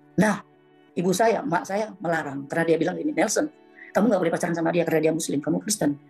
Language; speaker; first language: Indonesian; native; Indonesian